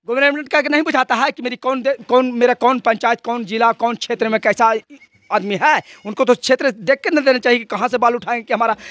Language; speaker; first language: Hindi; native; Hindi